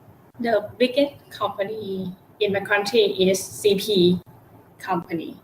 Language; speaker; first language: English; non-native, learner; Thai